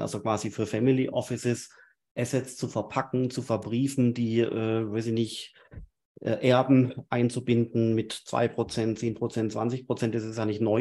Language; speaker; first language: German; native; German